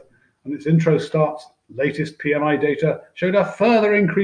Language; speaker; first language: English; native; English